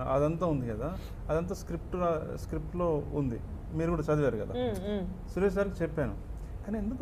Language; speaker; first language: Telugu; native; Telugu